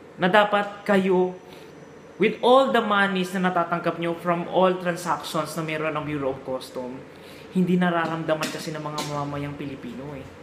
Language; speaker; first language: Filipino; native; Filipino